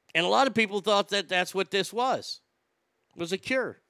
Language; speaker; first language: English; native; English